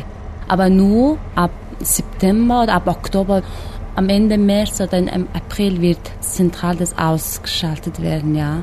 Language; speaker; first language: German; non-native, fluent; Mongolian